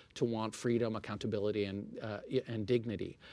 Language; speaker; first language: English; non-native, fluent; Arabic